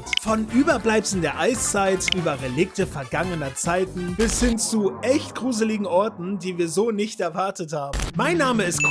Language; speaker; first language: German; native; German